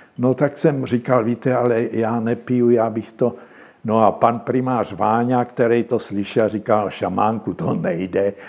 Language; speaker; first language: Czech; native; Czech